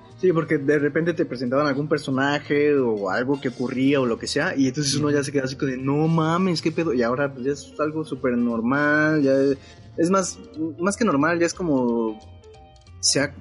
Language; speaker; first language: Spanish; native; Spanish